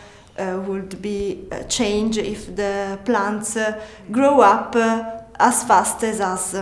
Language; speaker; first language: English; non-native, learner; Italian